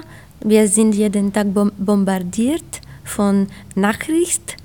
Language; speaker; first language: German; non-native, learner; Italian